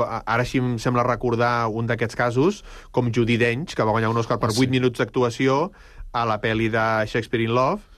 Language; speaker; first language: Catalan; native; Catalan